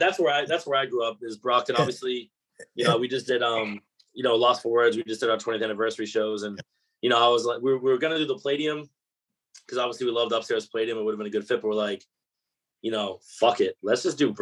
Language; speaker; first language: English; native; English